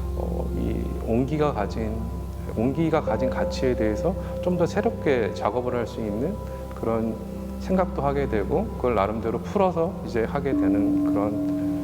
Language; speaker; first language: Korean; native; Korean